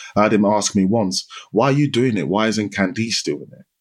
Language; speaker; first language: English; non-native, local second language; Yoruba